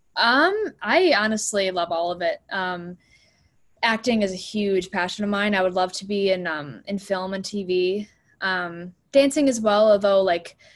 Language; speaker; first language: English; native; English